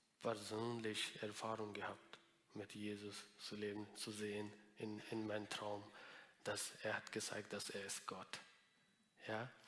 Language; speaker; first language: German; non-native, learner; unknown